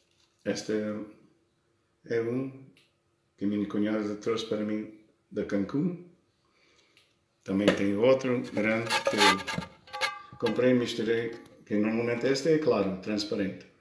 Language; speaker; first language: Portuguese; early bilingual, heritage; Portuguese